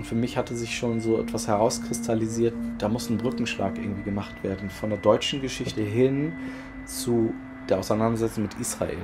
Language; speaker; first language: German; early bilingual, other home language; Arabic